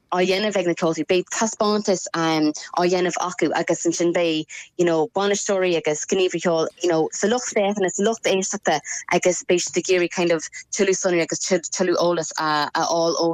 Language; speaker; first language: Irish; non-native, local second language; English